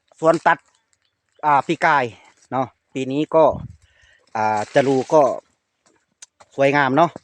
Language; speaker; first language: Thai; non-native, local second language; Lao